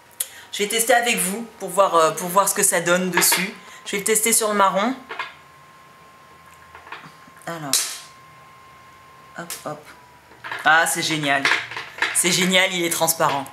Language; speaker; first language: French; native; French